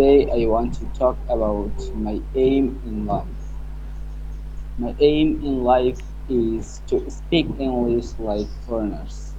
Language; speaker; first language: English; non-native, learner; Bangla